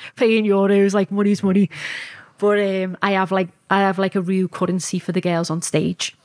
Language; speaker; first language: English; native; English